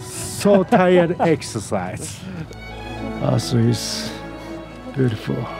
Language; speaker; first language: English; non-native, learner; Japanese